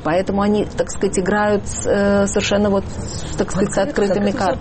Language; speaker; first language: Russian; native; Russian